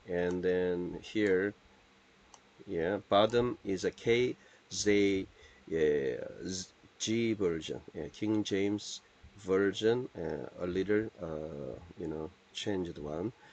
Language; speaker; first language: English; non-native, fluent; Korean